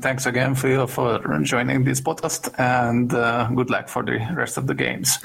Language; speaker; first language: English; non-native, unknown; Hungarian